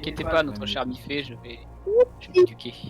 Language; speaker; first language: French; native; French